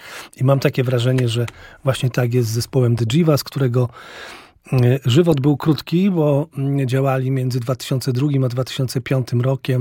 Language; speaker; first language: Polish; native; Polish